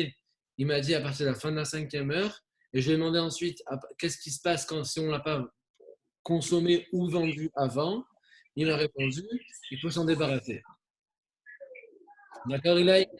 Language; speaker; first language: French; native; French